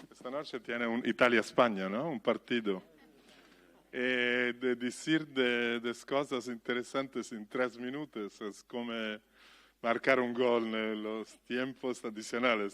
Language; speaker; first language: Spanish; non-native, learner; Italian